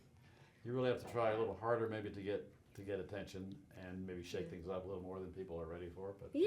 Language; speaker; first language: English; native; English